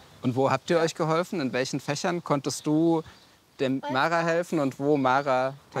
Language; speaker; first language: German; native; German